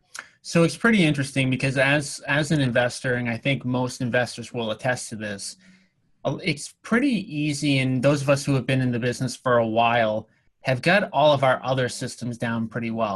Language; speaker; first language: English; native; English